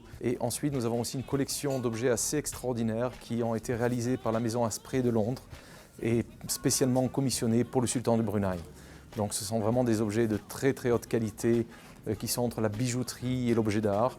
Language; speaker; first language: French; native; French